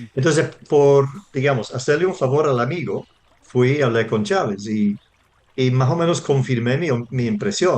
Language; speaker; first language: Spanish; non-native, fluent; English